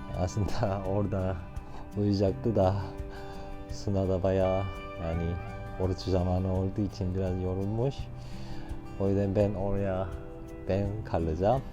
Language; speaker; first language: Turkish; non-native, learner; Korean